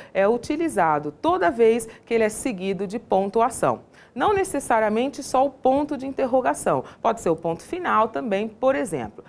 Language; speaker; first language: Portuguese; native; Portuguese